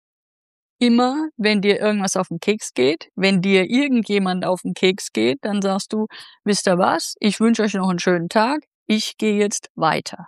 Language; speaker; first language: German; native; German